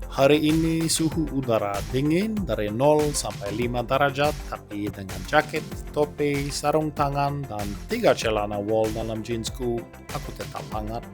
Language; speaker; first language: Indonesian; non-native, fluent; Norwegian